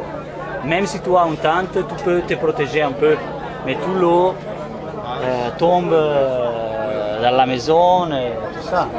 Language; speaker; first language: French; non-native, learner; Italian